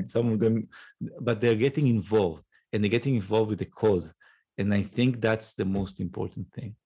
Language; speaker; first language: English; non-native, fluent; Hebrew